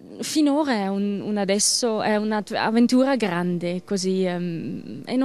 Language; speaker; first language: Italian; non-native, learner; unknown